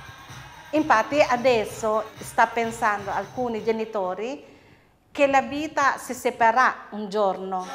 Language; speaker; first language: Italian; non-native, fluent; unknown